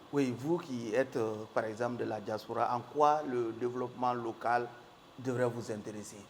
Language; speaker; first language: French; non-native, local second language; Bambara